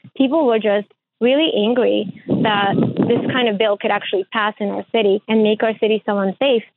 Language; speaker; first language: English; early bilingual, other home language; Ukrainian